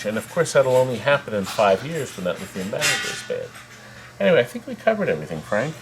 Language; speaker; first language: English; native; English